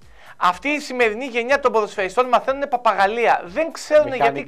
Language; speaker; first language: Greek; native; Greek